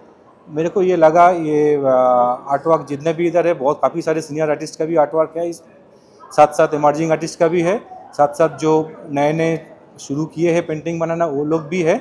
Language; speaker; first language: Hindi; native; Hindi